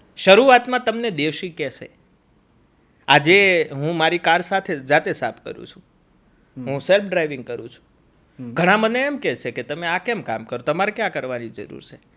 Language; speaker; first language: Gujarati; native; Gujarati